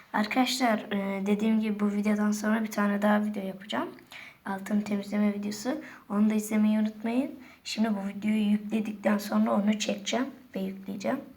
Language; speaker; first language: Turkish; native; Turkish